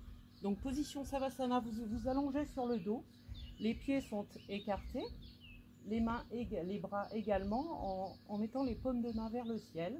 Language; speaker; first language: French; native; French